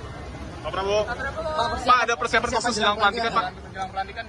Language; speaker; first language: Indonesian; native; Indonesian